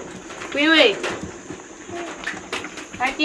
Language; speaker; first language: Portuguese; non-native, local second language; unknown